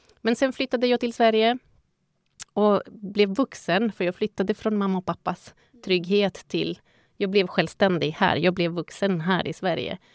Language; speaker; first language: Swedish; non-native, fluent; Spanish